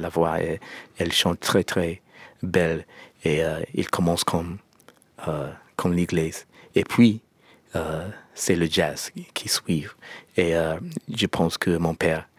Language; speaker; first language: French; non-native, learner; English